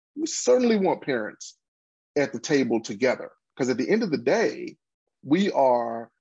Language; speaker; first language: English; native; English